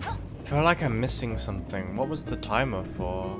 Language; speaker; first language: English; native; English